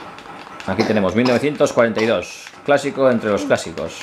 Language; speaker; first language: Spanish; native; Spanish